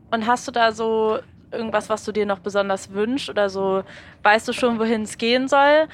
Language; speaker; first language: German; native; German